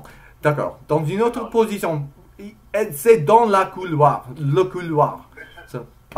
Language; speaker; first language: French; non-native, learner; English